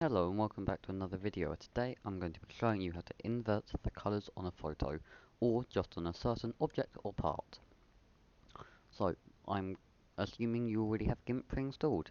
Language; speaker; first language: English; native; English